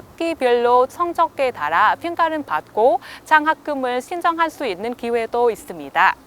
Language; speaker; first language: Korean; non-native, fluent; Vietnamese